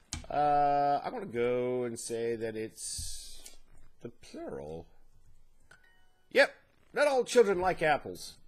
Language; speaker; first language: English; native; English